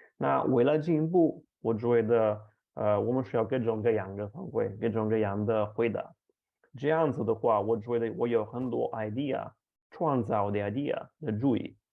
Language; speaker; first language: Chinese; non-native, fluent; Italian